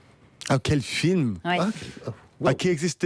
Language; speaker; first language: French; non-native, fluent; English